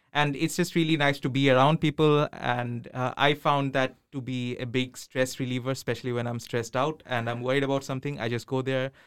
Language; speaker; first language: English; non-native, local second language; Bangla